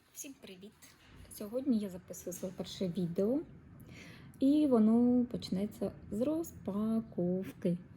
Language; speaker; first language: Ukrainian; non-native, local second language; Russian